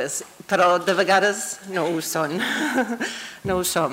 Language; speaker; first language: Catalan; non-native, fluent; English